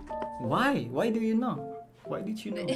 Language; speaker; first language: English; non-native, learner; Indonesian